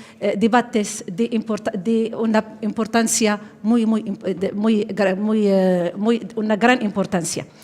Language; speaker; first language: Spanish; non-native, fluent; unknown